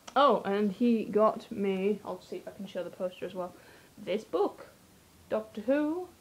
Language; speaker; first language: English; native; English